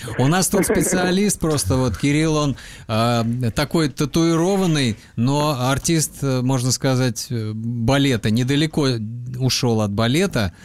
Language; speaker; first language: Russian; native; Russian